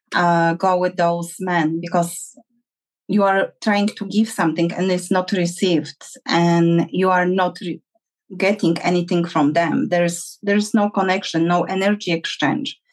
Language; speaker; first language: English; non-native, fluent; Polish